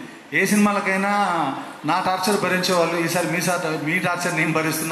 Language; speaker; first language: Telugu; native; Telugu